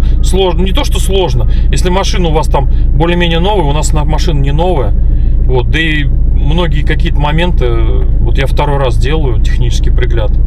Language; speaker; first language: Russian; native; Russian